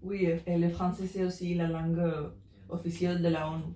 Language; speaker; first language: French; non-native, learner; Spanish